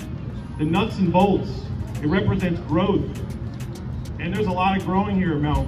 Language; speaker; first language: English; native; English